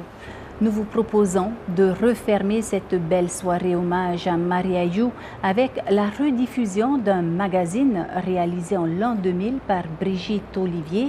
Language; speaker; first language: French; native; French